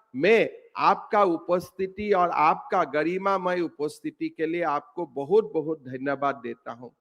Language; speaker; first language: Hindi; non-native, local second language; Assamese